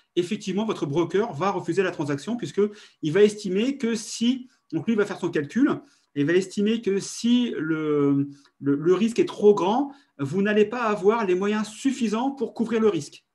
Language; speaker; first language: French; native; French